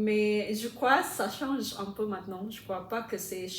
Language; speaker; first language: French; non-native, fluent; Indonesian